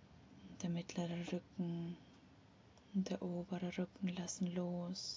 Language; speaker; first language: German; native; German